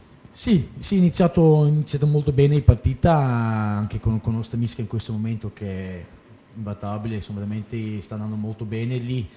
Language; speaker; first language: Italian; non-native, fluent; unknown